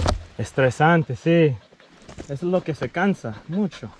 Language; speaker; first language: Spanish; non-native, learner; English